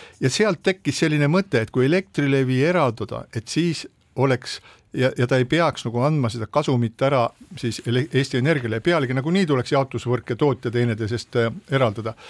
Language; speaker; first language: Estonian; native; Estonian